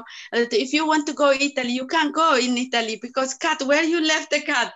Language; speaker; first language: English; non-native, learner; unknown